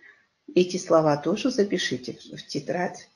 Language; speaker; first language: Russian; non-native, local second language; Kyrgyz